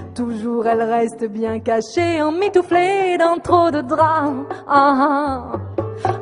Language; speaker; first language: French; native; French